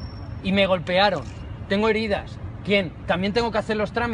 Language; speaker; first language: Spanish; native; Spanish